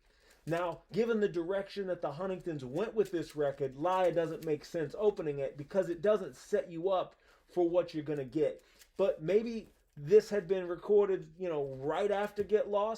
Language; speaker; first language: English; native; English